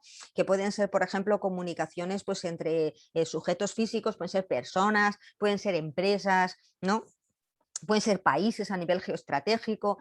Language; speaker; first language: Spanish; native; Spanish